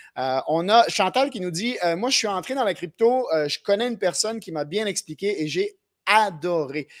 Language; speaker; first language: French; native; French